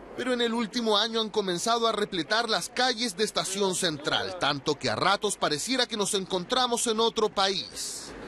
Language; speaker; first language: Spanish; native; Spanish